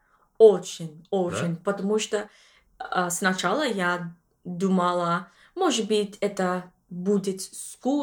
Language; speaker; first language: Russian; non-native, learner; English